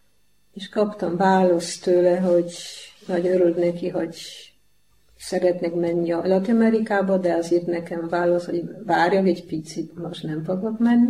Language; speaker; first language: Hungarian; non-native, fluent; Polish